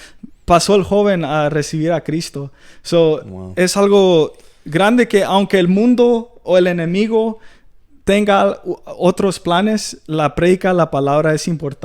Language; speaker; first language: Spanish; early bilingual, heritage; Spanish